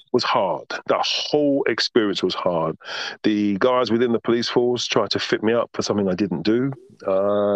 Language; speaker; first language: English; native; English